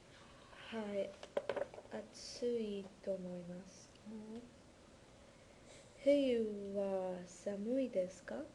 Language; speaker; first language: Japanese; non-native, learner; English